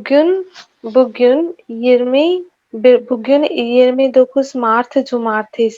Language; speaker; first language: Turkish; non-native, learner; Urdu